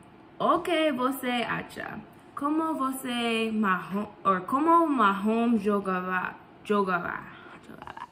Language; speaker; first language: Portuguese; non-native, learner; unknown